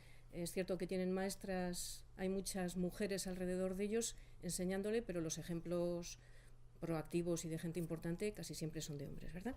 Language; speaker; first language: Spanish; native; Spanish